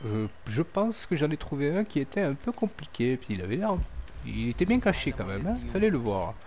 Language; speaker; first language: French; native; French